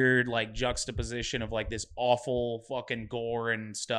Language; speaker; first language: English; native; English